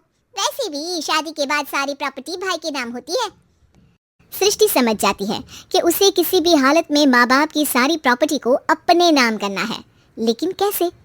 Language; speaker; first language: Hindi; native; Hindi